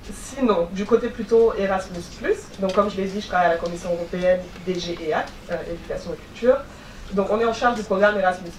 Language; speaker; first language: French; native; French